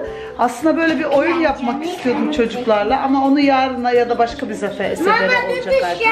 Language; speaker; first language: Turkish; early bilingual, heritage; Turkish